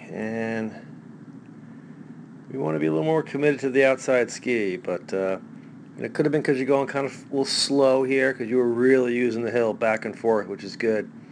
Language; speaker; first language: English; native; English